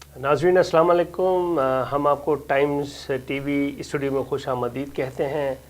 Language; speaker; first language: Urdu; native; Urdu